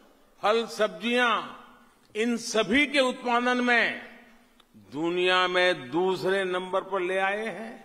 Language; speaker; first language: Hindi; non-native, local second language; Gujarati